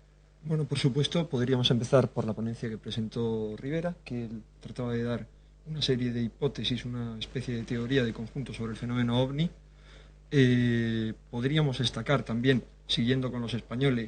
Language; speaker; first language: Spanish; native; Spanish